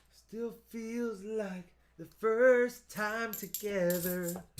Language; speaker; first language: English; native; English